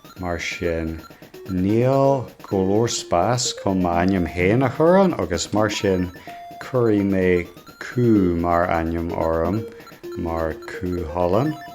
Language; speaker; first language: Irish; non-native, local second language; English